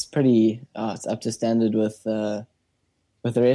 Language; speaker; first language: English; native; English